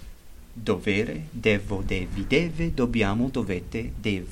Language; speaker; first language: Italian; non-native, fluent; English